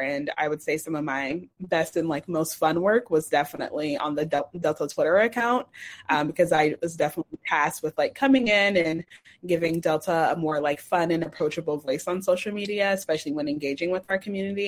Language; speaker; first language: English; native; English